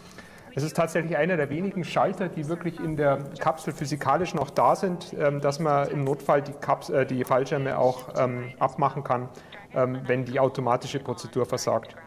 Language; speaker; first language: German; native; German